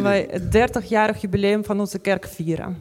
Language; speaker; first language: Dutch; non-native, fluent; Ukrainian